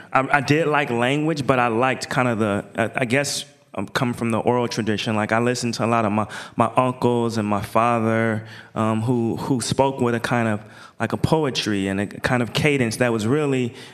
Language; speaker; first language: English; native; English